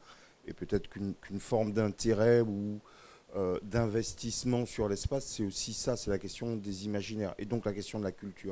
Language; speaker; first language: French; native; French